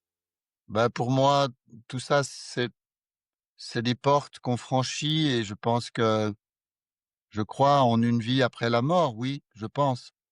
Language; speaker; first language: French; non-native, fluent; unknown